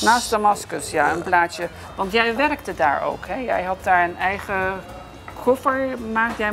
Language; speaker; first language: Dutch; native; Dutch